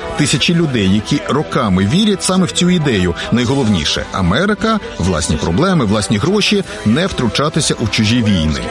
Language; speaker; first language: Ukrainian; native; Ukrainian